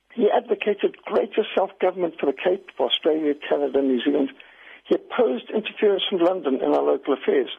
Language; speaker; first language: English; native; English